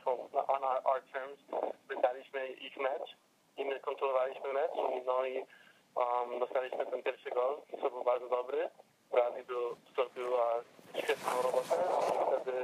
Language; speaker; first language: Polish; early bilingual, heritage; English